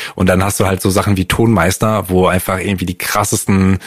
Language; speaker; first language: German; native; German